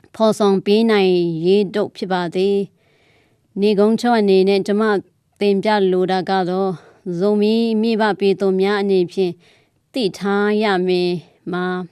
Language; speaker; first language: Burmese; non-native, local second language; Tedim Chin